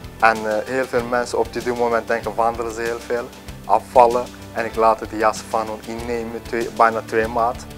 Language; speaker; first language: Dutch; non-native, learner; Turkish